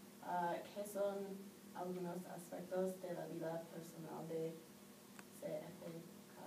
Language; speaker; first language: Spanish; non-native, learner; English